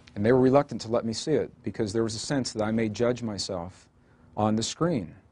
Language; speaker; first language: English; native; English